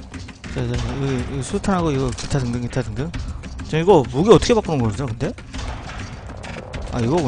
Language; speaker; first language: Korean; native; Korean